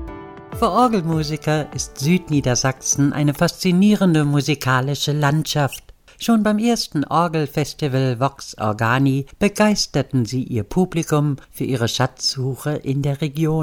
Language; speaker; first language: German; native; German